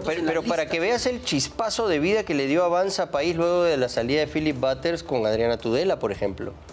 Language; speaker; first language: Spanish; native; Spanish